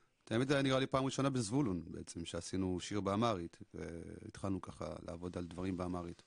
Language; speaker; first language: Hebrew; early bilingual, other home language; Amharic